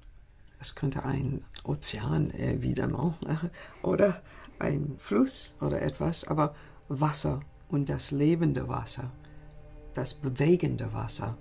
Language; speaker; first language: German; non-native, learner; English